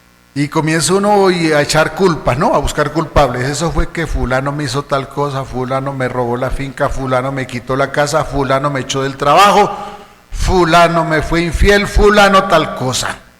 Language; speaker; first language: Spanish; native; Spanish